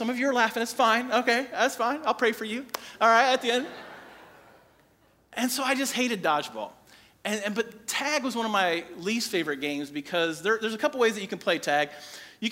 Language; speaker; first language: English; native; English